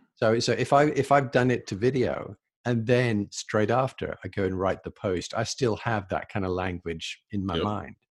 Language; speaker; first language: English; native; English